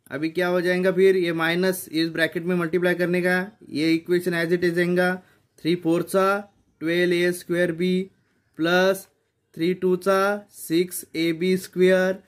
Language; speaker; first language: Hindi; non-native, local second language; Marathi